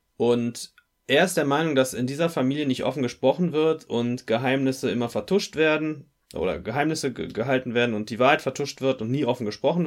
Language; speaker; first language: German; native; German